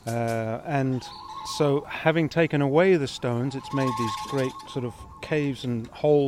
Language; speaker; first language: English; non-native, fluent; Catalan